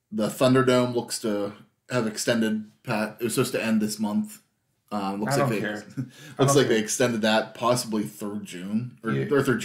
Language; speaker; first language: English; native; English